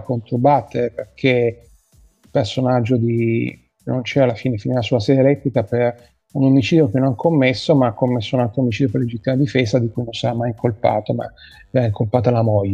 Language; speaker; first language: Italian; native; Italian